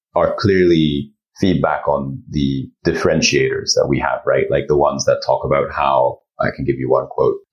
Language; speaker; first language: English; early bilingual, other home language; Japanese